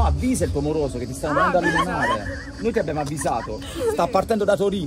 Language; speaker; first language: Italian; native; Italian